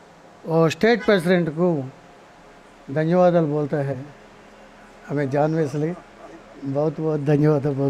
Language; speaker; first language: Hindi; non-native, local second language; Telugu